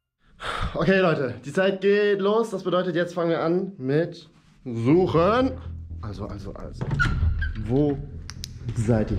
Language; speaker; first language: German; native; German